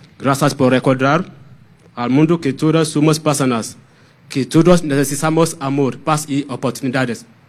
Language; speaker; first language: Spanish; non-native, fluent; Yoruba